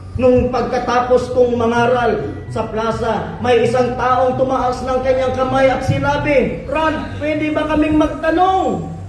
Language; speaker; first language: Filipino; non-native, local second language; Cebuano